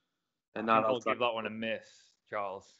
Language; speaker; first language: English; native; English